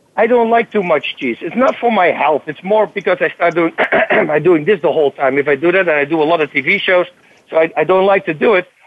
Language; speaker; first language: English; non-native, fluent; Dutch